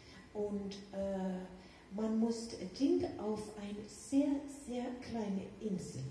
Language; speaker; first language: German; non-native, learner; Danish